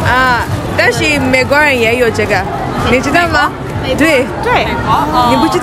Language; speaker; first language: Chinese; non-native, learner; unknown